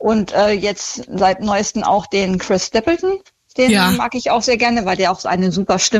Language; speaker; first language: German; native; German